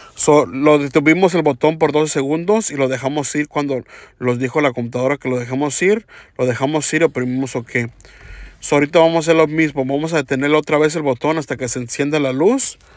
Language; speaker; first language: Spanish; early bilingual, heritage; Spanish